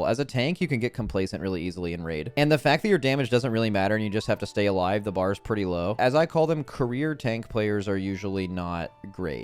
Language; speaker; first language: English; native; English